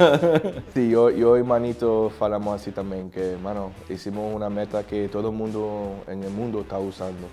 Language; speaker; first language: Portuguese; non-native, learner; Spanish